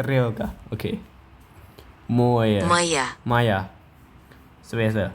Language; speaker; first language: Russian; non-native, learner; Thai